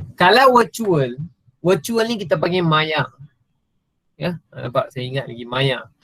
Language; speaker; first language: Malay; non-native, local second language; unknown